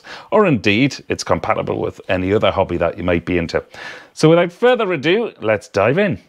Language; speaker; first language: English; native; English